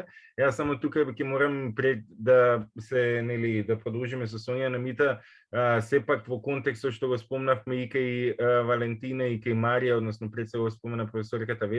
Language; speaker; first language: Macedonian; native; Macedonian